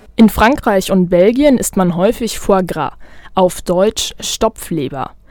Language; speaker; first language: German; native; German